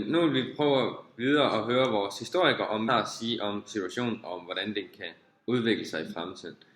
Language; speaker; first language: Danish; native; Danish